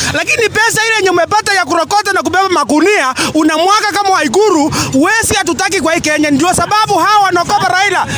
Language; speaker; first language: Swahili; non-native, local second language; Kikuyu